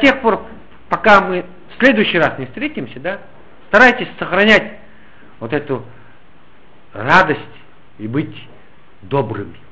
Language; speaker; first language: Russian; native; Russian